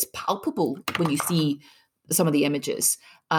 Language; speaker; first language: English; native; English